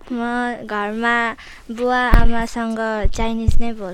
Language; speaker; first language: Nepali; early bilingual, other home language; Chinese